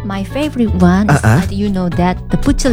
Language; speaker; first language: English; non-native, learner; Korean